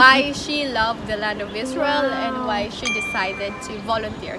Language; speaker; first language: English; non-native, fluent; Filipino